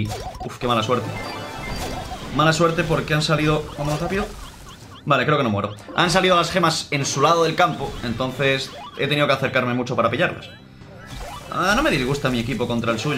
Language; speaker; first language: Spanish; native; Spanish